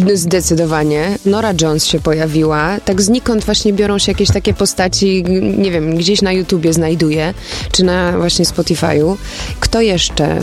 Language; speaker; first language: Polish; early bilingual, heritage; Polish